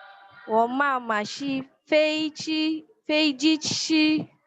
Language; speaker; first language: Chinese; non-native, learner; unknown